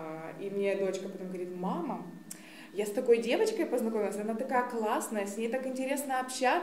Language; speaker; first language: Russian; native; Russian